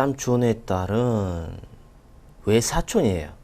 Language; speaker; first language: Korean; non-native, fluent; Russian